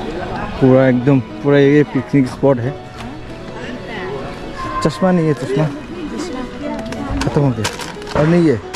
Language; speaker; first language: Hindi; non-native, local second language; Assamese